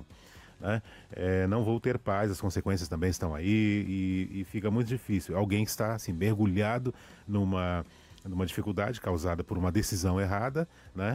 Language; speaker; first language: Portuguese; native; Portuguese